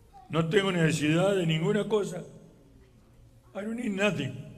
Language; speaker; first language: Spanish; native; Spanish